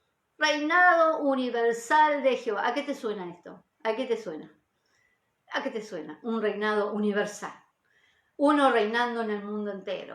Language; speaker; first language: Spanish; native; Spanish